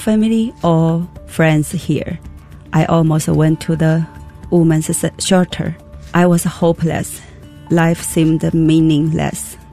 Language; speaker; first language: English; non-native, fluent; Chinese